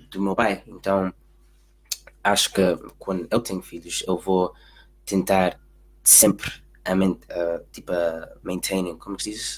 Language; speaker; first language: Portuguese; early bilingual, heritage; Portuguese